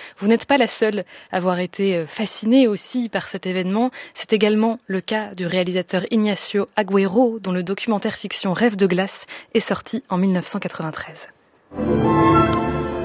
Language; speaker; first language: French; native; French